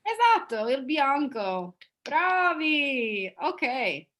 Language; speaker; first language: Italian; non-native, fluent; English